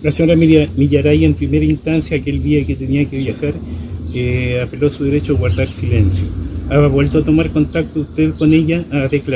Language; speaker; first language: Spanish; native; Spanish